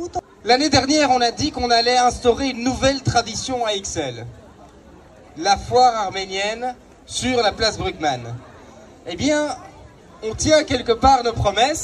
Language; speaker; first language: French; native; French